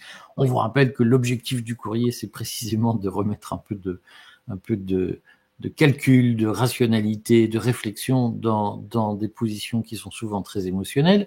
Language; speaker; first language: French; native; French